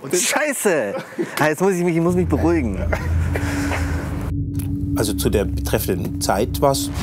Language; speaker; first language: German; native; German